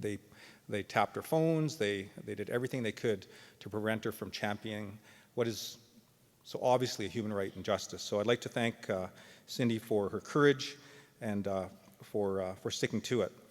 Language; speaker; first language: English; native; English